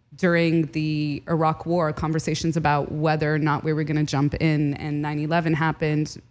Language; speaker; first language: English; early bilingual, other home language; Arabic